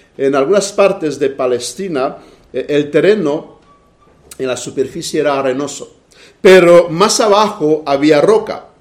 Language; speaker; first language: Spanish; non-native, fluent; Romanian